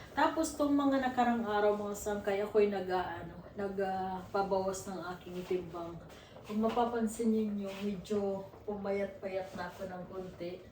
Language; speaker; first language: Filipino; non-native, local second language; Waray